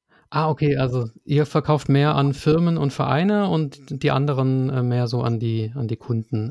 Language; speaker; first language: German; native; German